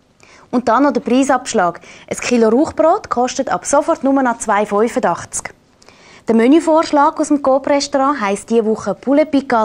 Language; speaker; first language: German; native; German